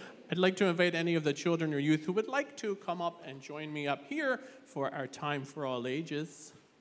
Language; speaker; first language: English; native; English